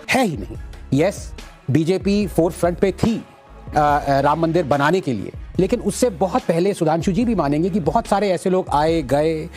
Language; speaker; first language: Hindi; non-native, local second language; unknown